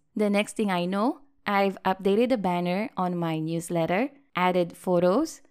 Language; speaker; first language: English; non-native, local second language; Filipino